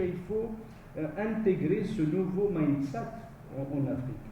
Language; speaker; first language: French; non-native, local second language; Arabic